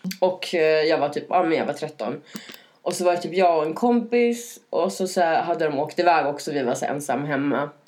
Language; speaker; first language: Swedish; native; Swedish